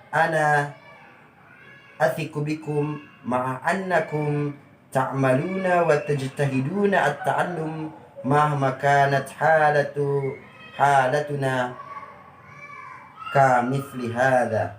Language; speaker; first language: Arabic; non-native, learner; Indonesian